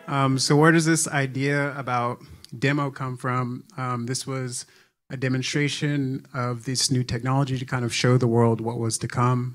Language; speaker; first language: English; native; English